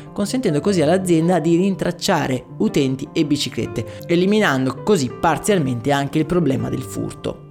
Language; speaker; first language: Italian; native; Italian